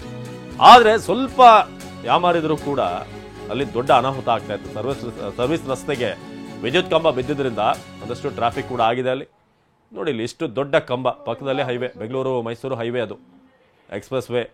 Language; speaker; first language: Kannada; native; Kannada